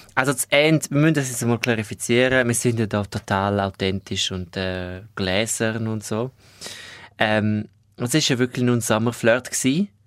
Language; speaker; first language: German; non-native, local second language; Romansh